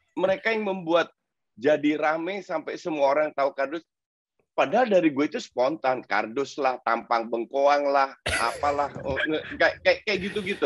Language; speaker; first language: Indonesian; non-native, fluent; Dutch